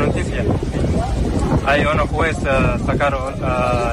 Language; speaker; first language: Spanish; non-native, learner; Arabic